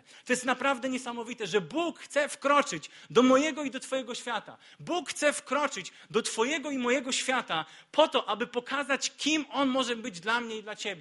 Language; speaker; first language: Polish; native; Polish